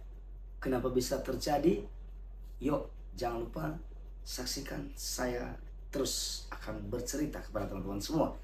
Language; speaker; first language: Indonesian; native; Indonesian